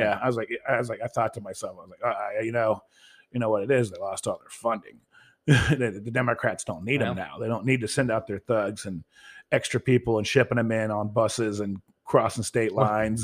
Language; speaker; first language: English; native; English